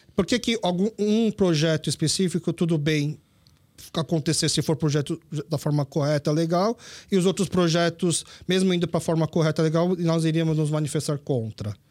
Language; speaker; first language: Portuguese; early bilingual, other home language; Korean